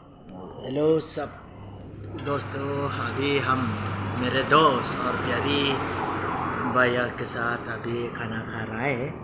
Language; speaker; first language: Hindi; non-native, local second language; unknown